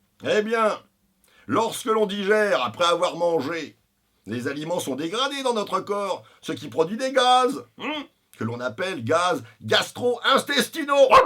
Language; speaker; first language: French; native; French